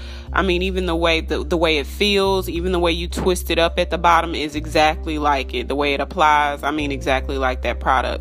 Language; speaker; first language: English; native; English